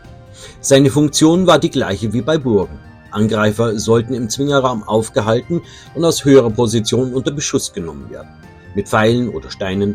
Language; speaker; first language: German; native; German